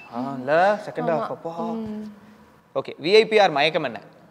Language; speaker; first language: Tamil; native; Tamil